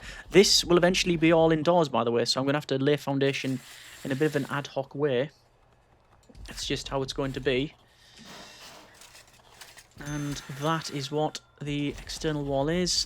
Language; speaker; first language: English; native; English